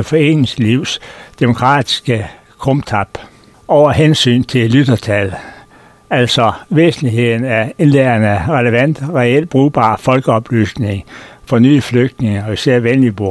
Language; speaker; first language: Danish; native; Danish